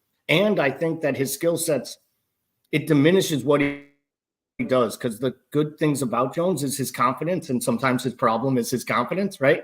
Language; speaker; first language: English; native; English